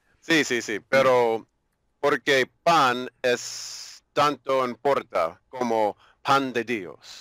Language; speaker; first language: Spanish; non-native, learner; English